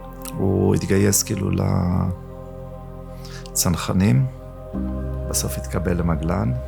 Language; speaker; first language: Hebrew; early bilingual, other home language; German